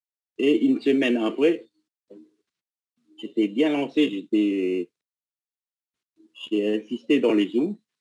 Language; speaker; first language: French; non-native, local second language; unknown